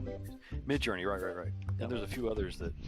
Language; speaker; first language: English; native; English